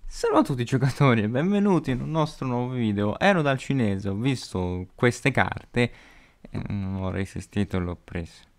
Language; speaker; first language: Italian; native; Italian